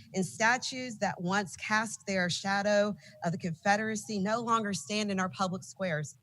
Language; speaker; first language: English; native; English